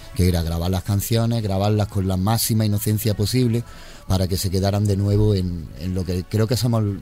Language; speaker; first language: Spanish; native; Spanish